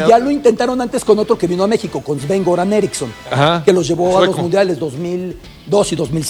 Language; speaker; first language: Spanish; native; Spanish